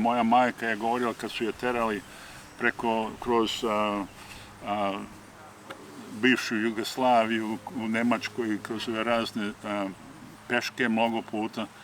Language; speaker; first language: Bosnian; early bilingual, heritage; Serbian